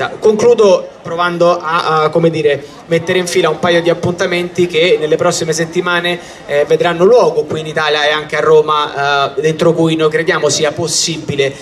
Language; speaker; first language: Italian; native; Italian